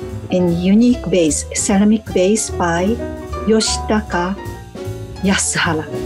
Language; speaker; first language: English; non-native, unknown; Japanese